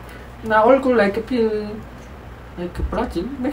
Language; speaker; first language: English; non-native, learner; Korean